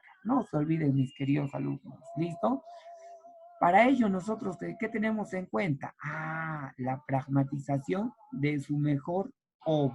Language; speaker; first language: Spanish; native; Spanish